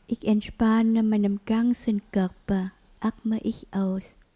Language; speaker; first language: German; non-native, learner; Vietnamese